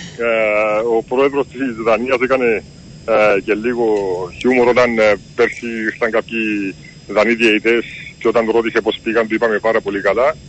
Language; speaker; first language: Greek; native; Greek